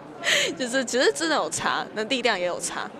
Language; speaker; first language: Chinese; native; Chinese